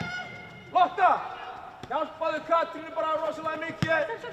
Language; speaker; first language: Icelandic; non-native, learner; Swedish